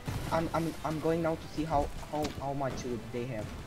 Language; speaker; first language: English; non-native, fluent; Romanian